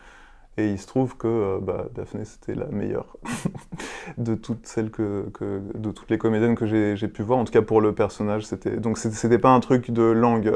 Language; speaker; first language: French; native; French